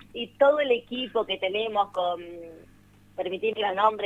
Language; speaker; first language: Spanish; native; Spanish